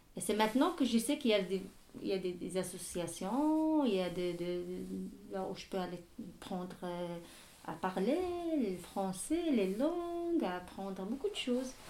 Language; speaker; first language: French; non-native, learner; Arabic